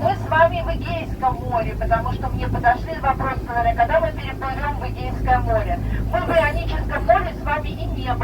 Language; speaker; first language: Russian; native; Russian